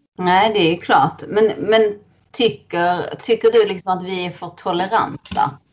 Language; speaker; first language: Swedish; native; Swedish